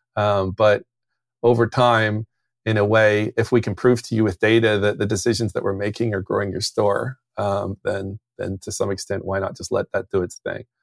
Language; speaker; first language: English; native; English